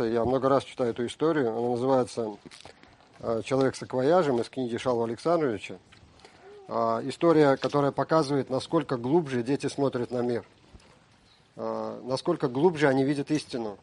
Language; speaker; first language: Russian; native; Russian